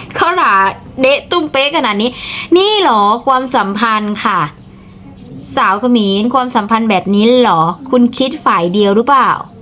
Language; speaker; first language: Thai; native; Thai